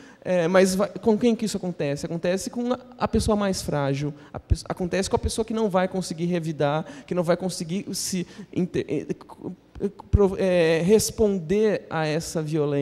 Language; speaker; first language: Portuguese; native; Portuguese